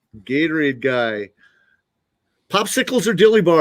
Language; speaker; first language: English; native; English